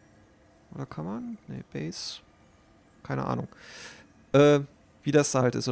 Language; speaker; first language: German; native; German